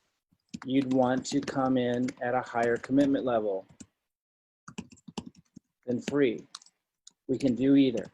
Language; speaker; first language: English; native; English